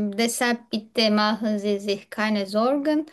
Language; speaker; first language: German; non-native, learner; Turkish